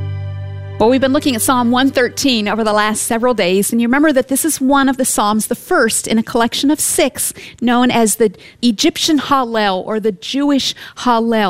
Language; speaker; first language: English; native; English